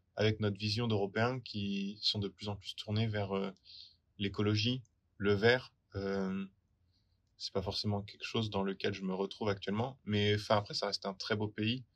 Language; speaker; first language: French; native; French